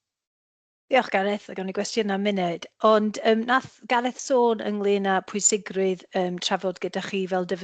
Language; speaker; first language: Welsh; native; Welsh